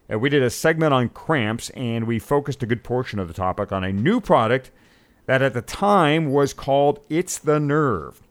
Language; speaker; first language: English; native; English